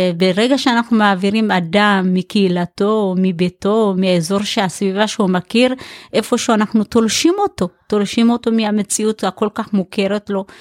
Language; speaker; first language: Hebrew; early bilingual, other home language; Amharic